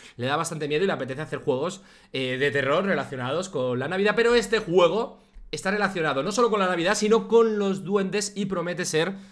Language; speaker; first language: Spanish; native; Spanish